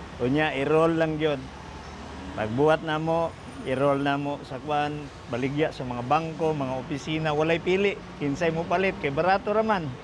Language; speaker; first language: Cebuano; native; Cebuano